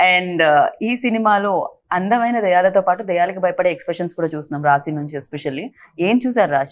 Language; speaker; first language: Telugu; native; Telugu